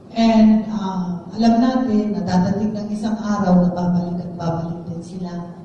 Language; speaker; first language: Filipino; native; Filipino